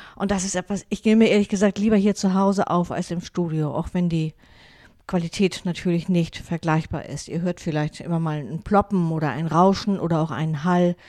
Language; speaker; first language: German; non-native, local second language; Low German